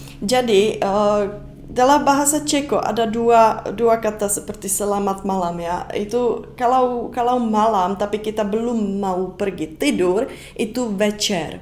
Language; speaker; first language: Indonesian; non-native, fluent; Czech